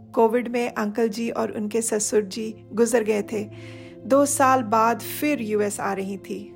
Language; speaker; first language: Hindi; non-native, local second language; Odia